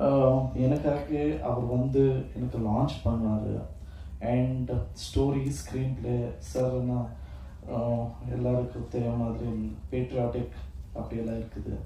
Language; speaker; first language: Tamil; non-native, learner; Kannada